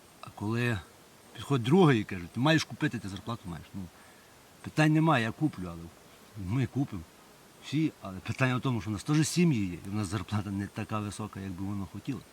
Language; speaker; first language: Ukrainian; native; Ukrainian